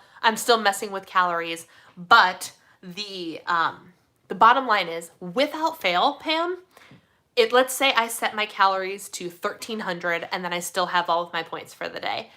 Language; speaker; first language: English; native; English